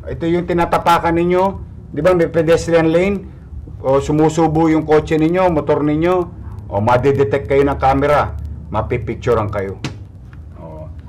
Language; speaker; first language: Filipino; native; Filipino